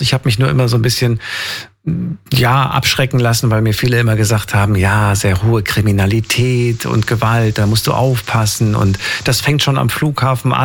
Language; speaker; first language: German; native; German